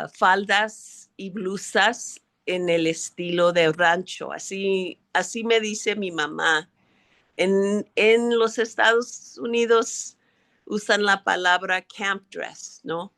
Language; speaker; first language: Spanish; early bilingual, heritage; English